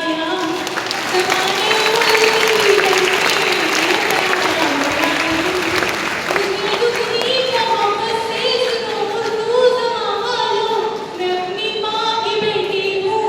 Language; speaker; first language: Hindi; native; Hindi